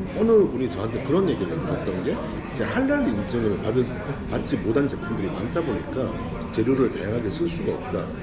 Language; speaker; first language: Korean; native; Korean